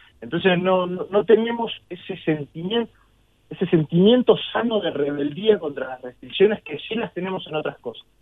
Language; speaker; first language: Spanish; native; Spanish